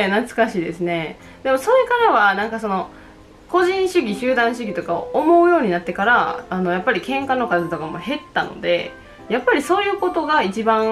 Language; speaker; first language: Japanese; native; Japanese